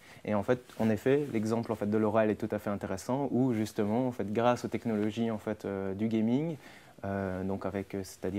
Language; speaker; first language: French; native; French